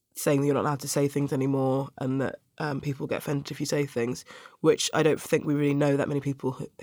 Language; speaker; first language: English; native; English